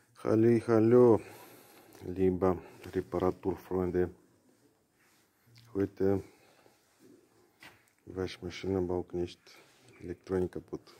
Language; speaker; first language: German; non-native, learner; Russian